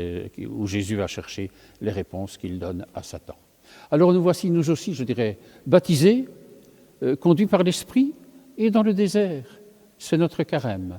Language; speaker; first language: French; native; French